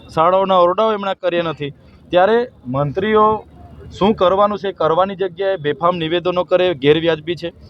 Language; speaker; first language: Gujarati; non-native, local second language; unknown